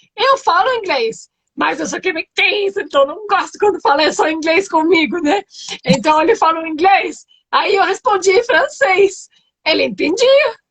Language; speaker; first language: Portuguese; non-native, fluent; French